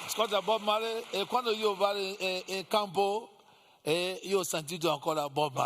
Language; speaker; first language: Italian; non-native, learner; English